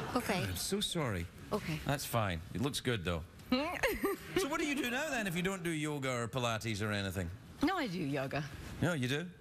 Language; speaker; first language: English; native; English